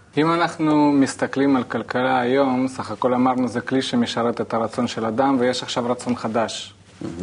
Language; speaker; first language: Hebrew; non-native, fluent; Russian